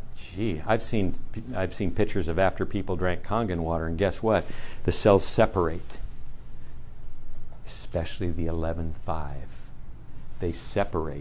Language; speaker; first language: English; native; English